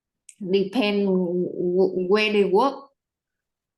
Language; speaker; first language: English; non-native, learner; Vietnamese